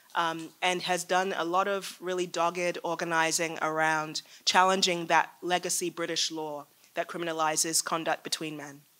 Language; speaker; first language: English; native; English